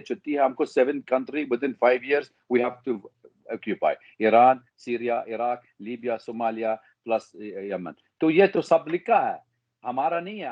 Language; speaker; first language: Hindi; non-native, fluent; Arabic